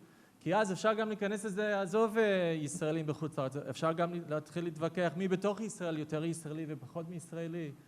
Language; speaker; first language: Hebrew; non-native, fluent; English